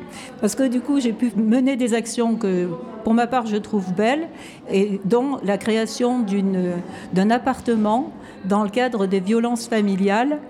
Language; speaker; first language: French; native; French